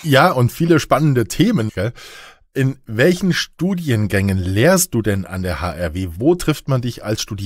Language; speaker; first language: German; native; German